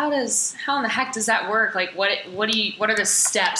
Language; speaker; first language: English; native; English